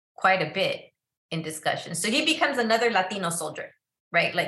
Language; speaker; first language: English; early bilingual, other home language; Spanish